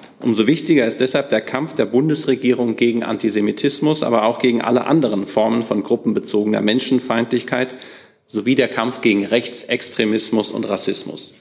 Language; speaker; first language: German; native; German